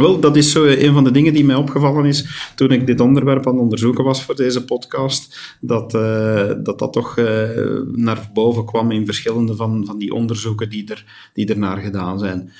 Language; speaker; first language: Dutch; native; Dutch